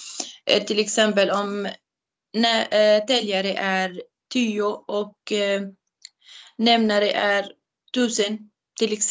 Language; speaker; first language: Swedish; non-native, learner; Arabic